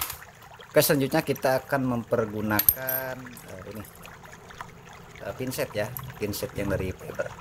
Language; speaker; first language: Indonesian; native; Indonesian